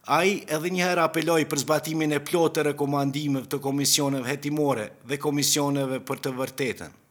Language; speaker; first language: Albanian; native; Albanian